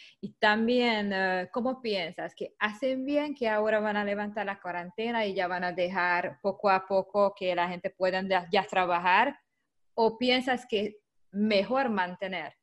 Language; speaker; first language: Spanish; non-native, learner; Hungarian